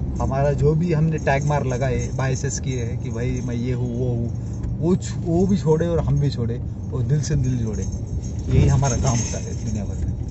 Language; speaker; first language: Hindi; non-native, local second language; Marathi